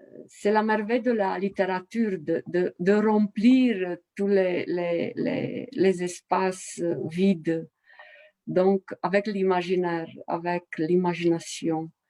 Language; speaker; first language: French; non-native, fluent; Romanian